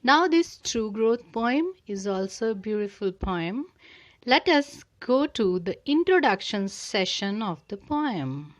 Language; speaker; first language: English; non-native, local second language; Punjabi